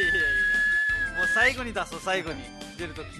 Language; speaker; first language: Japanese; non-native, fluent; Nepali